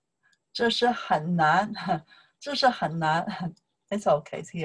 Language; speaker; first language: English; non-native, learner; Chinese